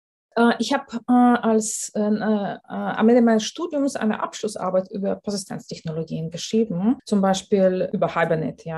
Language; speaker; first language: German; non-native, fluent; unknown